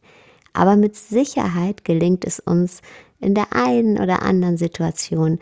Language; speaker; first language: German; native; German